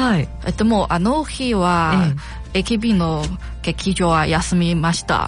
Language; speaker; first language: Japanese; non-native, learner; Chinese